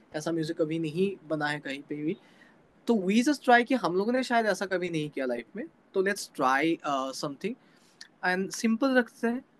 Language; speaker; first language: Hindi; non-native, local second language; Assamese